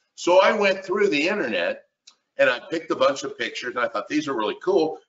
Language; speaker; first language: English; native; English